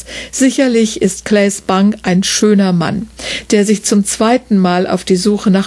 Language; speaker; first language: German; native; German